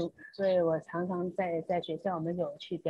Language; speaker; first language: Chinese; native; Chinese